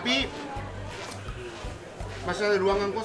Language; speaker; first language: Indonesian; non-native, fluent; Japanese